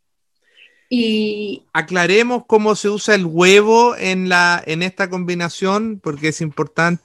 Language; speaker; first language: Spanish; native; Spanish